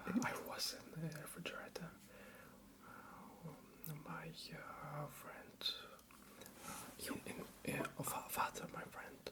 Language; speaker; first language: English; non-native, learner; Russian